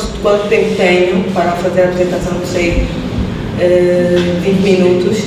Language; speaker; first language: Portuguese; native; Portuguese